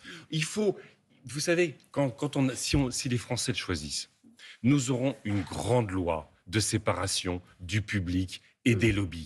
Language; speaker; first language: French; native; French